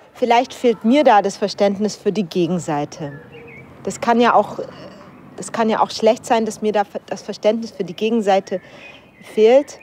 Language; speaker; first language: German; native; German